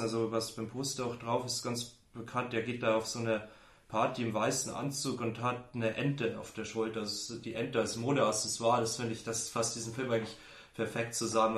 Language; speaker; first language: German; native; German